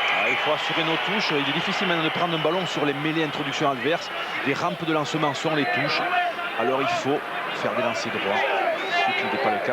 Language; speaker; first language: French; native; French